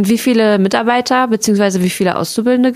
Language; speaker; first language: German; native; German